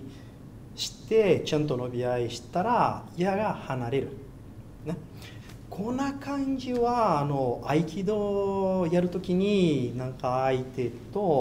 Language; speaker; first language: Japanese; non-native, learner; Portuguese